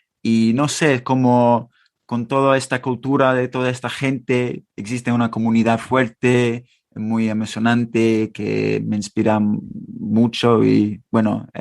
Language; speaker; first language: Spanish; non-native, fluent; English